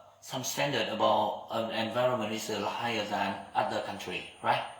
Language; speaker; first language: English; non-native, learner; Vietnamese